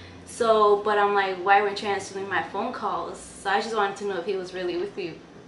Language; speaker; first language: English; early bilingual, other home language; Spanish